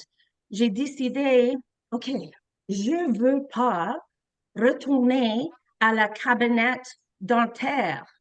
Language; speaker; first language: French; non-native, local second language; English